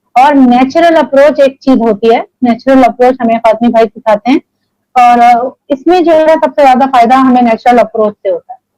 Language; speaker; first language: Urdu; native; Urdu